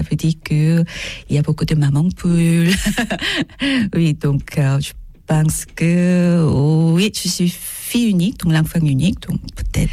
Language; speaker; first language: French; non-native, learner; Korean